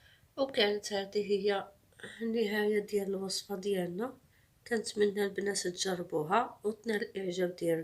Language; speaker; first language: Arabic; native; Arabic